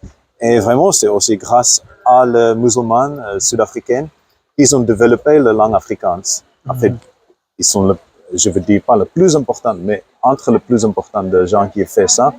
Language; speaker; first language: French; non-native, fluent; Afrikaans